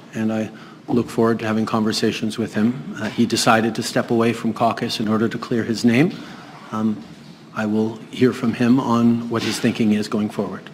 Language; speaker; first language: English; early bilingual, other home language; French